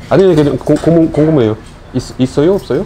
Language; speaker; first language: Korean; non-native, learner; French